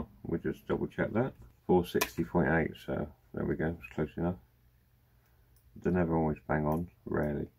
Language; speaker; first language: English; native; English